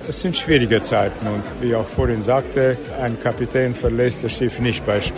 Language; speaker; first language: German; native; German